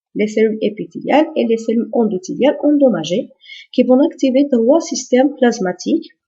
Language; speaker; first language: French; non-native, local second language; Arabic